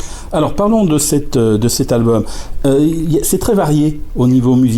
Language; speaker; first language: French; native; French